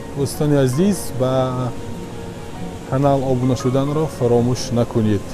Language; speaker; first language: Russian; non-native, local second language; Tajik